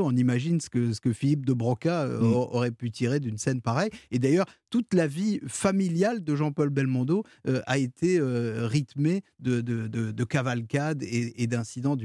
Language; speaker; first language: French; native; French